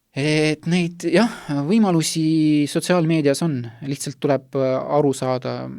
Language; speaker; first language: Estonian; non-native, local second language; Russian